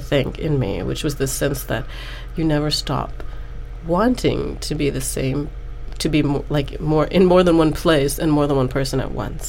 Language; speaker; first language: English; native; English